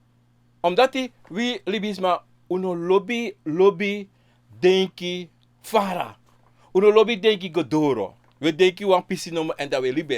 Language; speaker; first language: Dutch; non-native, local second language; Sranan Tongo